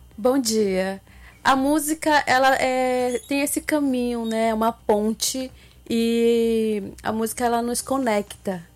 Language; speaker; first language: Portuguese; non-native, local second language; Ticuna